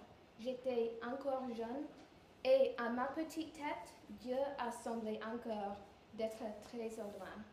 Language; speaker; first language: French; non-native, learner; English